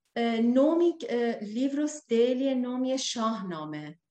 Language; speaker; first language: Portuguese; non-native, learner; Persian